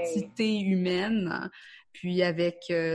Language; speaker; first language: French; native; French